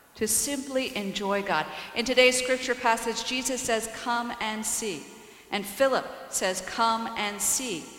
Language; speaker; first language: English; native; English